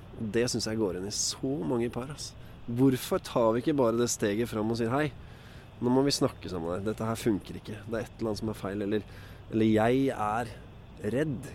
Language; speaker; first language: Norwegian; native; Norwegian